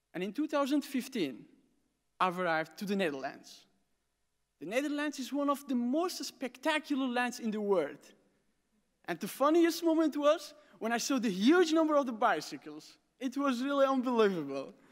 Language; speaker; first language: English; non-native, fluent; Arabic